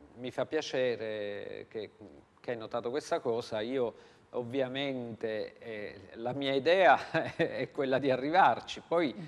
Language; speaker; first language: Italian; native; Italian